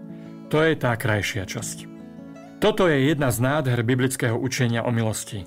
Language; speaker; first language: Slovak; native; Slovak